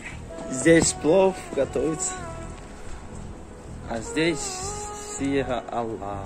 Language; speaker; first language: Russian; non-native, local second language; Tajik